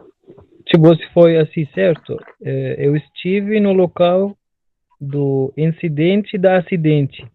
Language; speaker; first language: Portuguese; non-native, learner; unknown